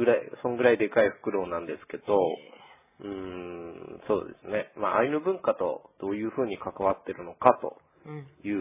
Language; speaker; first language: Japanese; native; Japanese